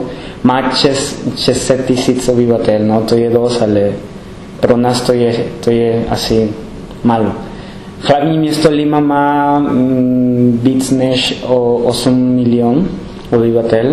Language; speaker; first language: Czech; non-native, learner; Spanish